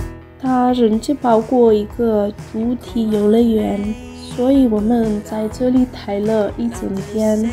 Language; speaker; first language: Chinese; non-native, learner; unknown